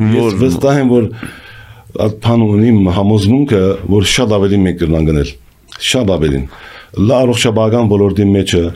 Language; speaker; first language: Armenian; early bilingual, heritage; Armenian